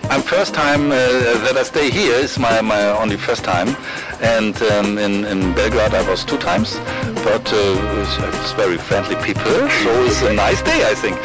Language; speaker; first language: English; non-native, learner; German